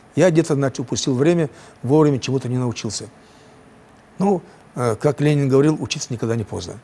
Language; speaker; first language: Russian; non-native, local second language; Chechen